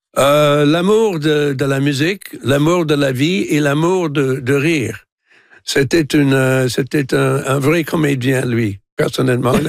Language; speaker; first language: French; non-native, local second language; English